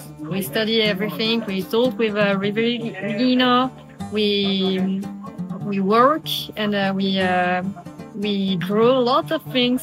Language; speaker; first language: English; non-native, learner; French